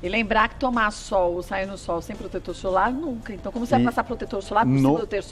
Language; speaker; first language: Portuguese; native; Portuguese